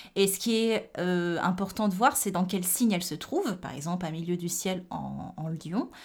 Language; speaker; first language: French; native; French